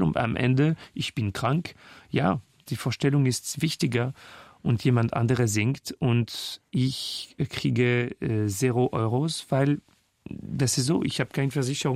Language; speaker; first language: German; non-native, fluent; French